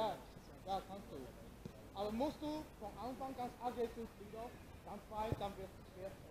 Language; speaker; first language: German; non-native, fluent; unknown